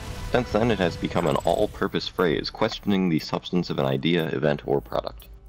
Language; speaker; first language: English; native; English